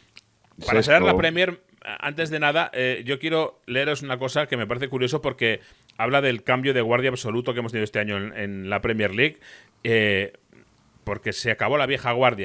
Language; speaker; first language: Spanish; native; Spanish